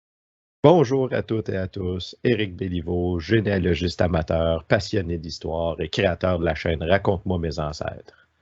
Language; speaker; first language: French; native; French